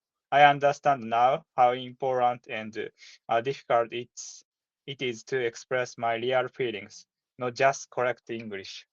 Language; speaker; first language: English; non-native, learner; Japanese